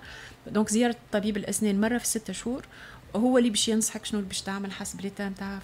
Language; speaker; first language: Arabic; native; Arabic